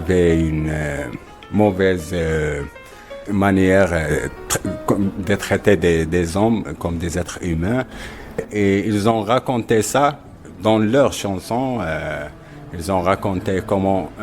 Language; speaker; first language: French; non-native, local second language; Arabic